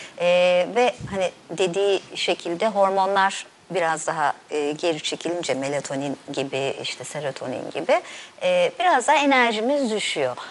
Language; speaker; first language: Turkish; native; Turkish